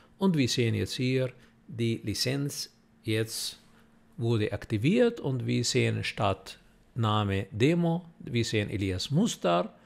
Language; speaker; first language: German; non-native, fluent; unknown